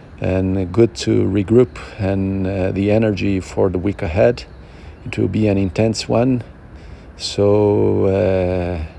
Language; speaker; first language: English; non-native, learner; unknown